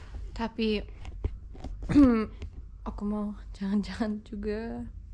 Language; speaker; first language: Indonesian; non-native, learner; English